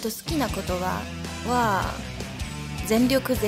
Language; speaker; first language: Japanese; non-native, learner; Chinese